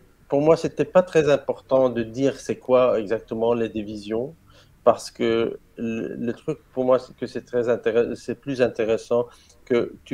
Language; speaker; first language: French; non-native, learner; Arabic